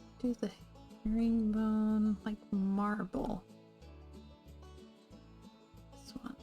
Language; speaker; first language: English; native; English